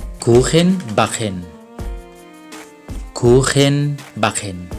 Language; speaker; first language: German; non-native, fluent; Thai